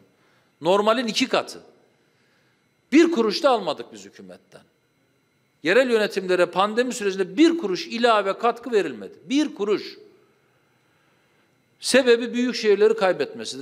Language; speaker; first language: Turkish; native; Turkish